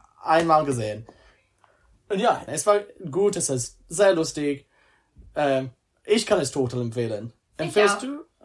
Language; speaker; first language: German; non-native, learner; English